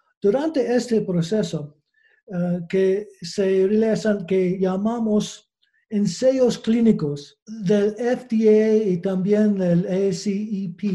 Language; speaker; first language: Spanish; non-native, learner; English